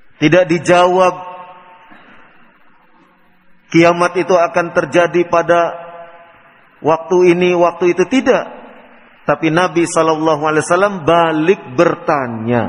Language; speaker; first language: Indonesian; native; Indonesian